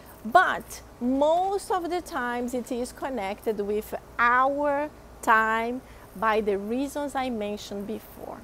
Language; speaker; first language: English; non-native, fluent; Portuguese